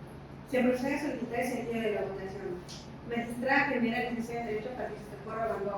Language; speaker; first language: Spanish; native; Spanish